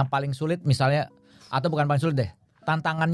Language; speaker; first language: Indonesian; native; Indonesian